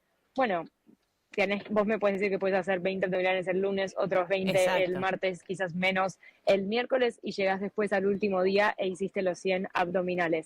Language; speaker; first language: Spanish; native; Spanish